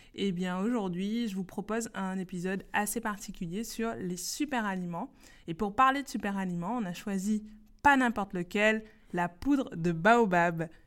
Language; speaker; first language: French; native; French